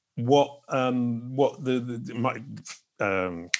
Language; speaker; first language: English; native; English